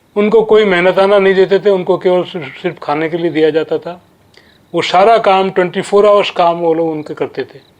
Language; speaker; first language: Hindi; non-native, local second language; Bangla